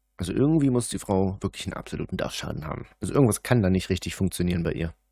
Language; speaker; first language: German; native; German